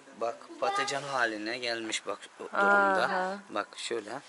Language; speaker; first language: Turkish; native; Turkish